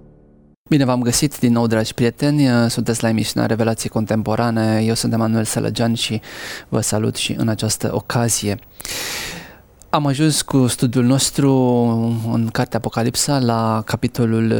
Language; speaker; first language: Romanian; native; Romanian